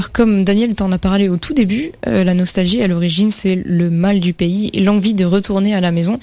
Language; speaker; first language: French; native; French